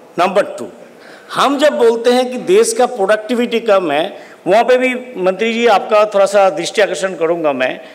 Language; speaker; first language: Hindi; non-native, local second language; Bangla